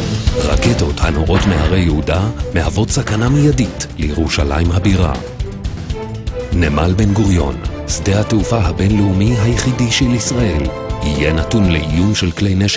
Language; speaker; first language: Hebrew; native; Hebrew